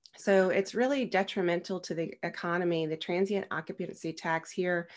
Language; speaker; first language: English; native; English